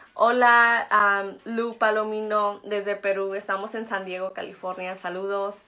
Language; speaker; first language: Spanish; early bilingual, heritage; Spanish